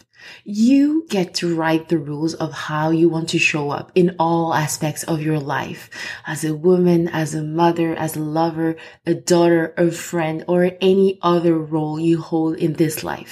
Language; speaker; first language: English; non-native, fluent; French